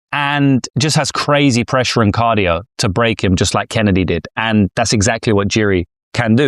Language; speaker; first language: English; native; English